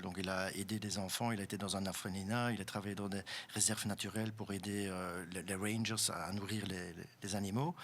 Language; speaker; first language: French; non-native, local second language; German